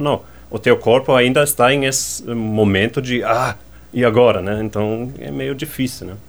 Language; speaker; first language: Portuguese; non-native, fluent; German